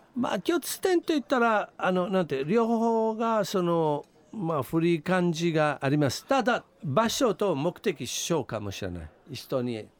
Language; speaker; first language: Japanese; non-native, fluent; Italian